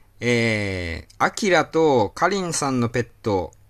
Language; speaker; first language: Japanese; native; Japanese